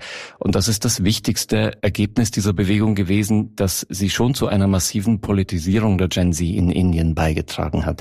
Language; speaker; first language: German; native; German